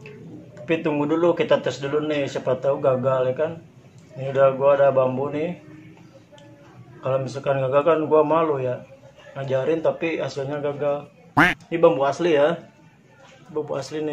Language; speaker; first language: Indonesian; native; Indonesian